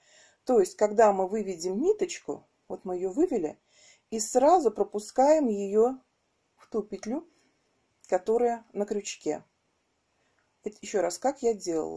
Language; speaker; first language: Russian; native; Russian